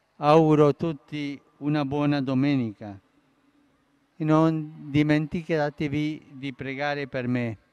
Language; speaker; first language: Italian; early bilingual, heritage; Spanish